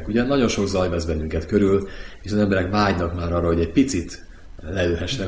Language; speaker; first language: Hungarian; native; Hungarian